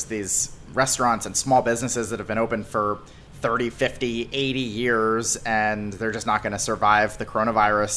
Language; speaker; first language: English; native; English